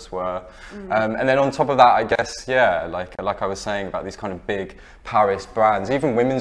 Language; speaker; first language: English; native; English